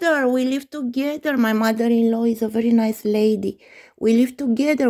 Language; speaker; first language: English; non-native, fluent; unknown